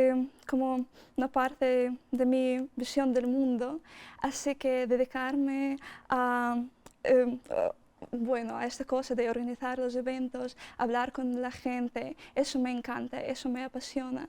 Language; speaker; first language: Spanish; non-native, fluent; Russian